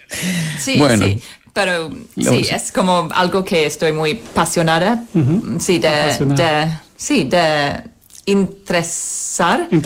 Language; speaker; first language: Spanish; non-native, fluent; English